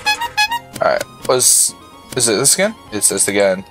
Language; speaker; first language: English; native; English